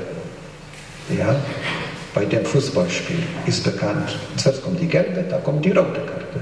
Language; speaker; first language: German; non-native, fluent; Polish